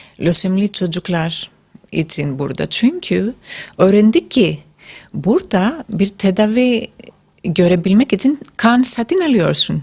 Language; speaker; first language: Turkish; non-native, fluent; Greek